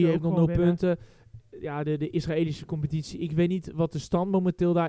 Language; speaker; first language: Dutch; native; Dutch